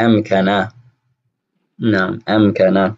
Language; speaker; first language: Arabic; non-native, fluent; English